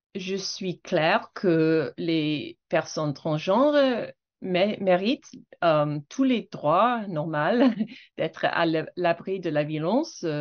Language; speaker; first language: French; non-native, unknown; English